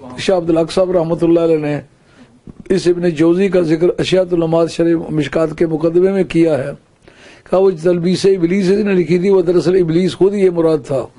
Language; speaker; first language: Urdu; non-native, local second language; Punjabi